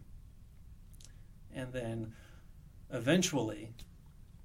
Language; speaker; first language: English; native; English